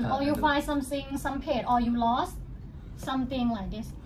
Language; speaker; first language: English; non-native, learner; Thai